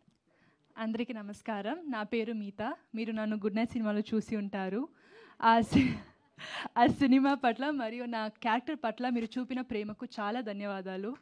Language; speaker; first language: Telugu; non-native, learner; Tamil